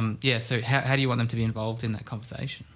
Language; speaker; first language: English; native; English